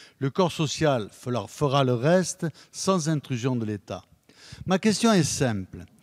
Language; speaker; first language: French; native; French